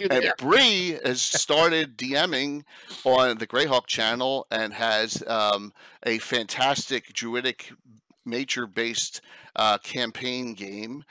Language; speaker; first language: English; native; English